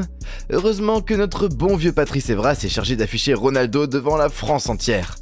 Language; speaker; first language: French; native; French